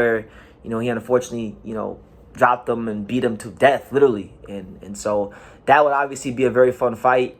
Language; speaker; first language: English; native; English